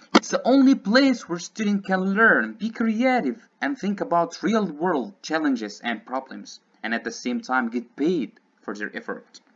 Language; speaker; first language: English; non-native, fluent; Arabic